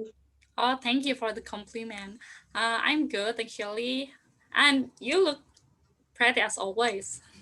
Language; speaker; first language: English; non-native, learner; Indonesian